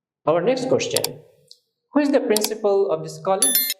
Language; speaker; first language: English; non-native, local second language; Bangla